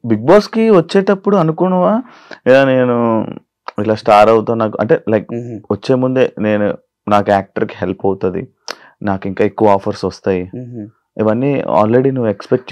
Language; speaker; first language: Telugu; native; Telugu